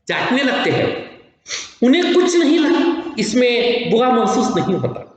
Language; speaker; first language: Hindi; non-native, local second language; Kannada